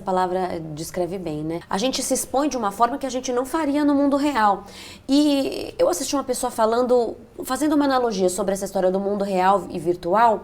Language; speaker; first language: Portuguese; native; Portuguese